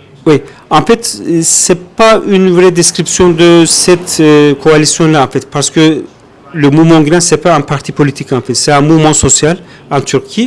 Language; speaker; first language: French; non-native, fluent; Turkish